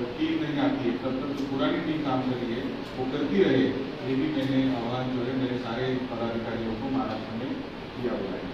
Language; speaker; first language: Hindi; non-native, local second language; Marathi